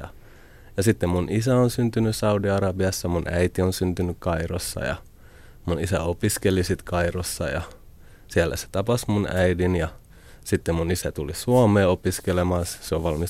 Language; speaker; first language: Finnish; early bilingual, other home language; Arabic